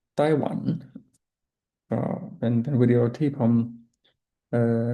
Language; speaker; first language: Thai; non-native, learner; English